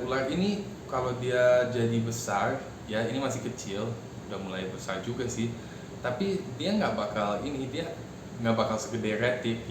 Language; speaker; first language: Indonesian; non-native, fluent; English